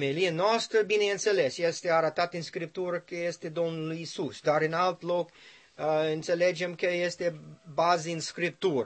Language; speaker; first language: Romanian; non-native, learner; English